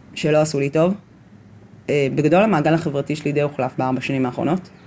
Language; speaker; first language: Hebrew; native; Hebrew